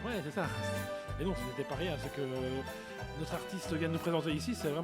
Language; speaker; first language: French; native; French